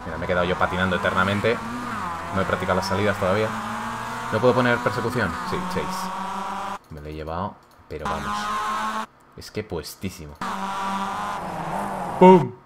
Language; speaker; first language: Spanish; native; Spanish